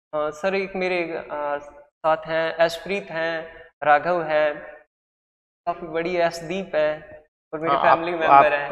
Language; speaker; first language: Hindi; native; Hindi